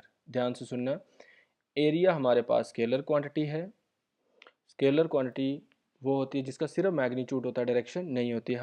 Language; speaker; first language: Hindi; native; Hindi